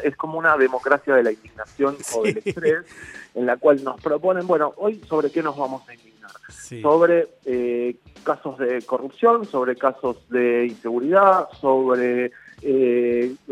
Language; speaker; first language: Spanish; native; Spanish